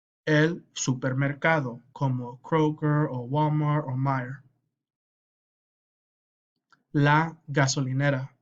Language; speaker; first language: Spanish; non-native, fluent; English